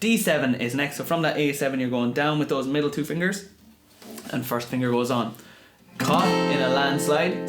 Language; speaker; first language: English; native; English